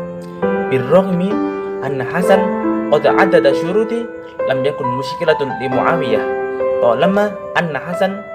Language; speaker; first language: Arabic; non-native, learner; Indonesian